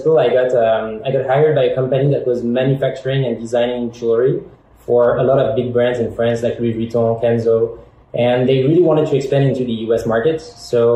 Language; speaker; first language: English; non-native, fluent; French